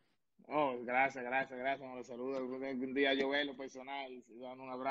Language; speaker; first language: Spanish; native; Spanish